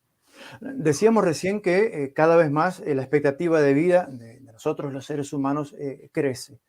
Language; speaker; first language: Spanish; native; Spanish